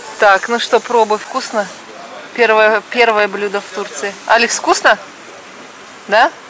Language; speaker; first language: Russian; native; Russian